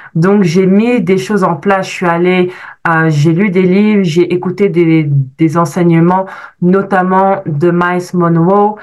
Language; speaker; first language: French; native; French